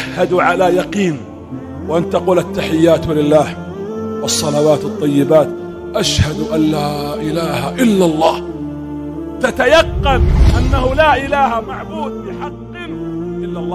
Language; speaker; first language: Arabic; native; Arabic